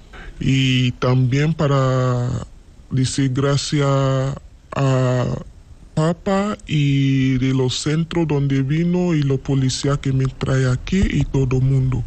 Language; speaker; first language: Spanish; non-native, learner; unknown